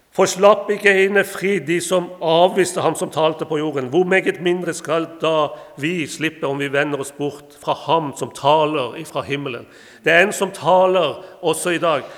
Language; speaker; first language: Norwegian; non-native, fluent; Persian